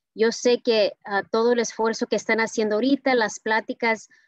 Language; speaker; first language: Spanish; early bilingual, heritage; Spanish